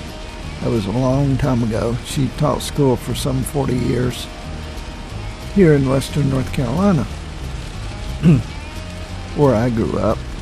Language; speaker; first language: English; native; English